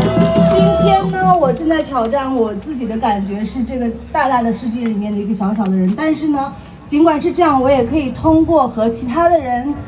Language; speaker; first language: Chinese; early bilingual, other home language; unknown